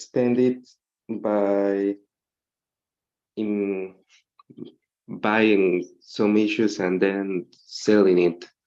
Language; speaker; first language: English; non-native, learner; Spanish